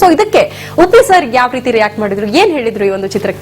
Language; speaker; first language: Kannada; native; Kannada